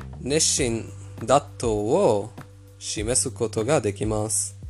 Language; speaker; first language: Japanese; non-native, fluent; Persian